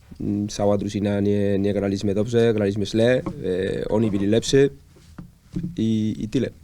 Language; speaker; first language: Polish; non-native, learner; Spanish